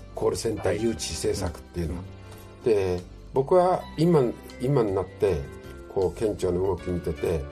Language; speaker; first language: Japanese; native; Japanese